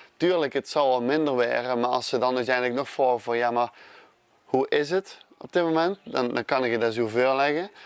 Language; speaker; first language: Dutch; native; Dutch